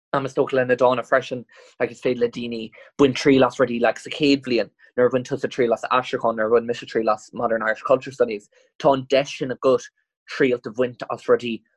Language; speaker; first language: Irish; non-native, local second language; English